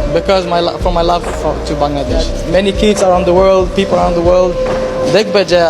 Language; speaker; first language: Bangla; early bilingual, heritage; Swedish